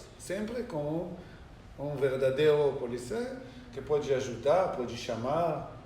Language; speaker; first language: Portuguese; non-native, learner; Hebrew